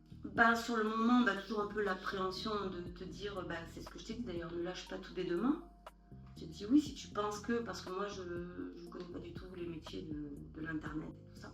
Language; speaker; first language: French; native; French